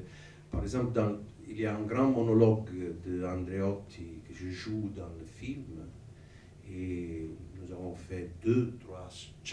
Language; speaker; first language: French; non-native, learner; Italian